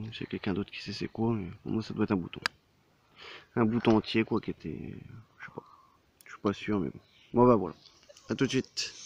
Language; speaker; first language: French; native; French